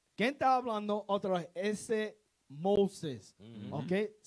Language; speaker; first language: Spanish; non-native, learner; English